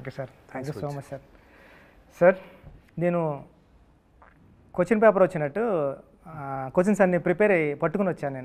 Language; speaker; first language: Telugu; native; Telugu